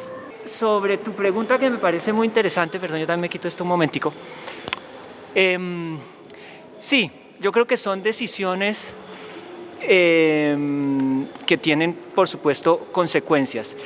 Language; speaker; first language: Spanish; native; Spanish